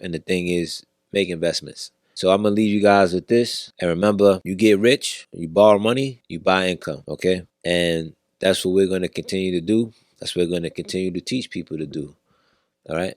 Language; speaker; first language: English; native; English